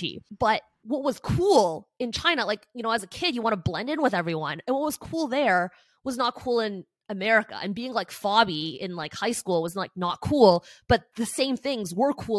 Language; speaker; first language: English; early bilingual, other home language; Chinese